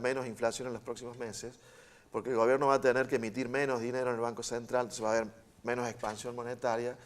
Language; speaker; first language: Spanish; native; Spanish